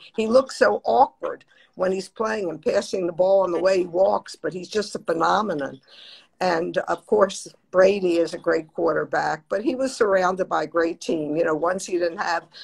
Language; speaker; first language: English; native; English